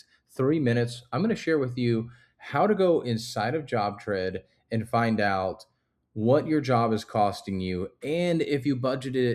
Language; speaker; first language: English; native; English